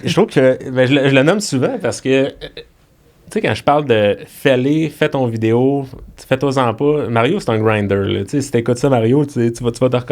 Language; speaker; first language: French; native; French